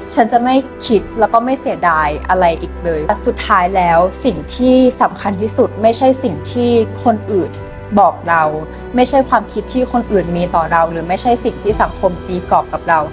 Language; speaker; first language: Thai; native; Thai